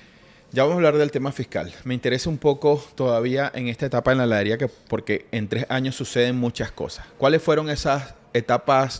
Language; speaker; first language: Spanish; native; Spanish